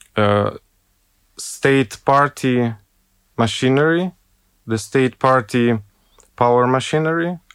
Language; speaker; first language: English; non-native, fluent; Ukrainian